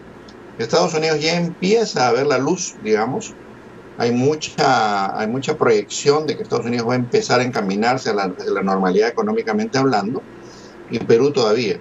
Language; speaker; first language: Spanish; native; Spanish